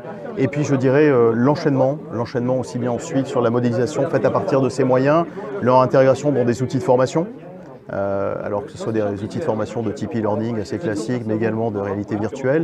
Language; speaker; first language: French; native; French